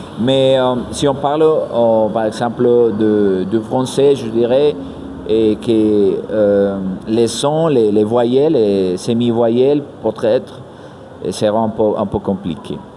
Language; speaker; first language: French; non-native, fluent; Spanish